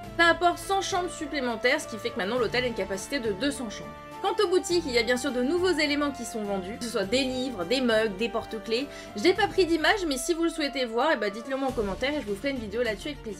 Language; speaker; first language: French; native; French